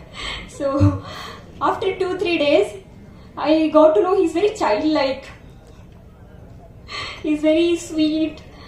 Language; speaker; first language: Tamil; non-native, learner; Bangla